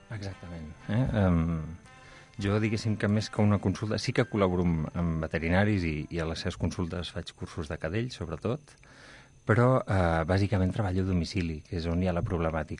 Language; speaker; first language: Catalan; native; Catalan